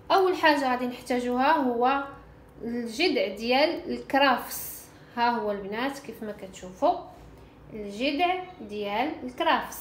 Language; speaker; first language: Arabic; native; Arabic